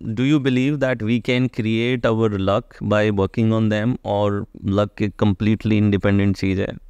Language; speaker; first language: Hindi; native; Hindi